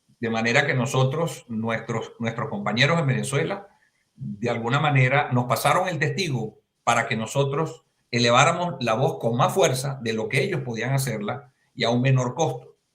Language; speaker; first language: Spanish; native; Spanish